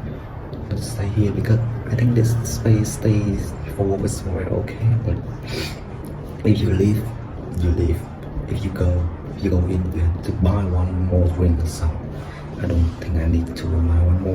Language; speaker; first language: English; non-native, learner; Vietnamese